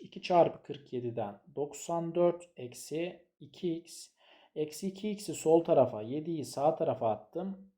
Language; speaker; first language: Turkish; native; Turkish